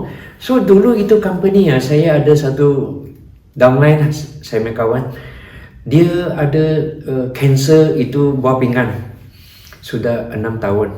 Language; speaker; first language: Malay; non-native, local second language; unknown